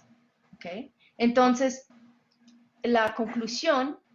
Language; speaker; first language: Spanish; non-native, fluent; English